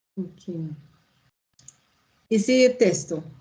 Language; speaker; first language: Portuguese; non-native, learner; Spanish